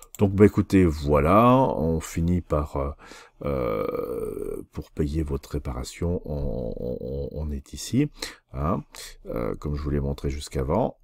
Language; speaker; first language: French; native; French